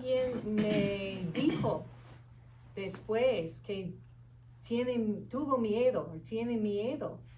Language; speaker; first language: Spanish; non-native, fluent; English